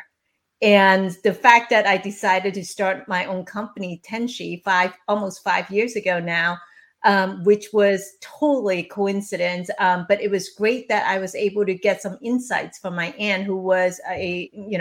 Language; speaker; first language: English; non-native, local second language; Cantonese